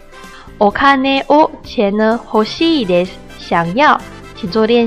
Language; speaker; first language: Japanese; non-native, fluent; Chinese